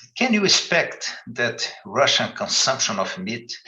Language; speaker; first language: English; non-native, fluent; Portuguese